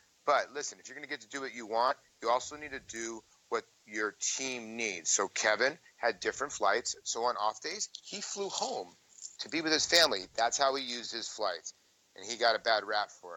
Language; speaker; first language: English; native; English